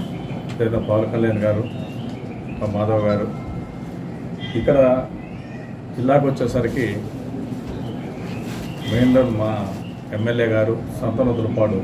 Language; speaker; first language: Telugu; native; Telugu